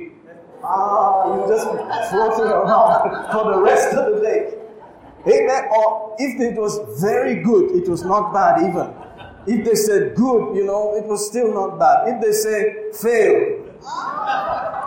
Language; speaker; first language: English; non-native, local second language; Malayalam